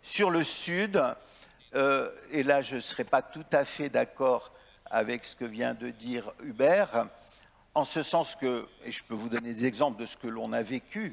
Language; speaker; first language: French; native; French